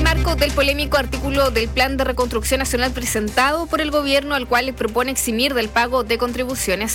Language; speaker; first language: Spanish; native; Spanish